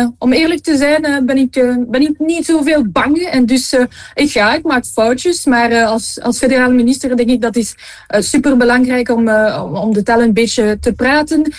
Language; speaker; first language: Dutch; non-native, local second language; French